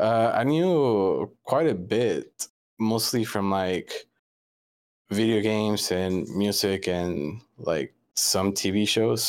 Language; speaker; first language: English; non-native, fluent; Spanish